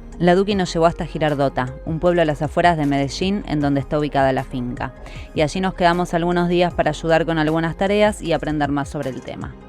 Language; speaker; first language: Spanish; native; Spanish